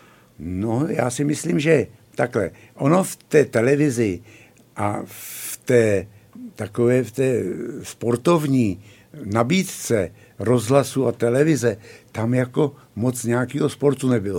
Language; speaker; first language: Czech; native; Czech